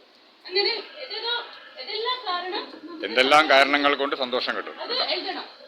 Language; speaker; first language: Malayalam; non-native, learner; Kannada